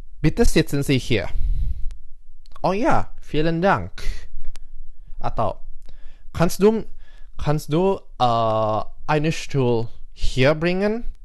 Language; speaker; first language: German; non-native, learner; Indonesian